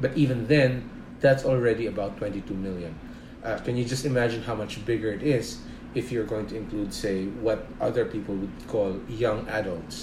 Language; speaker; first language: English; non-native, local second language; Filipino